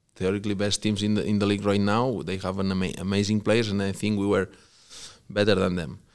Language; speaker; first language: English; non-native, fluent; Spanish